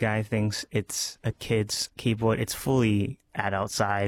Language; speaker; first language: English; non-native, local second language; Cantonese